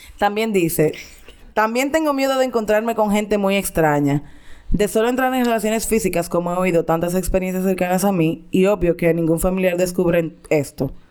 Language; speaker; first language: Spanish; native; Spanish